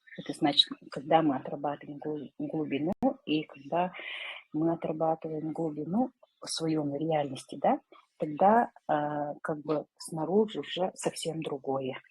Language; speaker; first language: Russian; non-native, local second language; Yakut